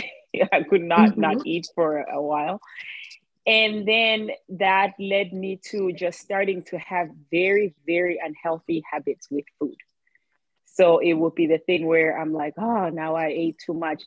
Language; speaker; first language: English; non-native, local second language; Swati